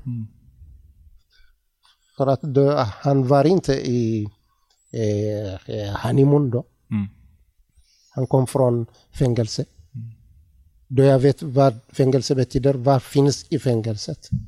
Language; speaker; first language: Swedish; non-native, learner; Tigrinya